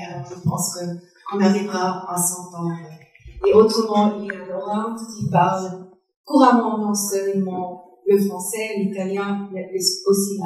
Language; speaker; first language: French; non-native, fluent; German